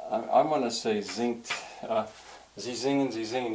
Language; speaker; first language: German; non-native, learner; English